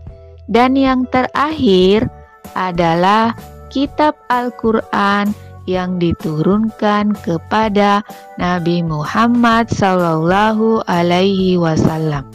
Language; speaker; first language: Indonesian; native; Indonesian